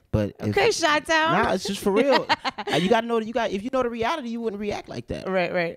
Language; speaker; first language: English; native; English